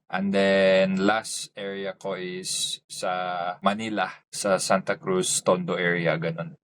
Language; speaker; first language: Filipino; non-native, fluent; English